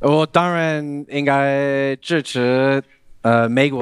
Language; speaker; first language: Chinese; non-native, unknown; English